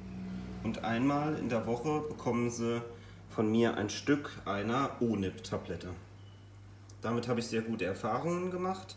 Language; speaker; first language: German; native; German